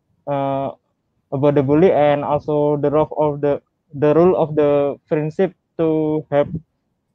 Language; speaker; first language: English; non-native, learner; Indonesian